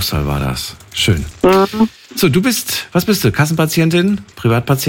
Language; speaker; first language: German; native; German